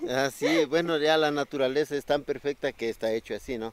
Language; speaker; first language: Spanish; native; Spanish